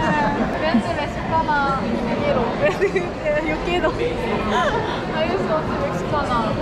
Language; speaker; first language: Spanish; non-native, learner; Turkish